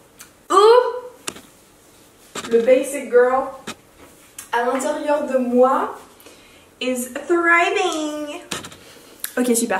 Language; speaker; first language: French; non-native, fluent; Finnish